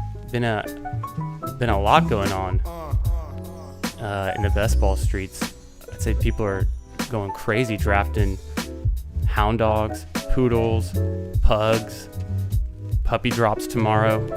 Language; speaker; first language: English; native; English